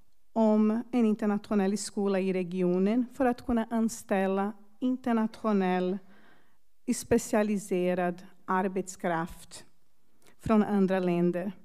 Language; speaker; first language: Swedish; non-native, fluent; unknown